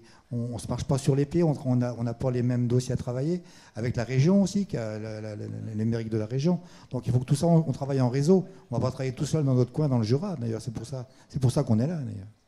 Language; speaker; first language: French; native; French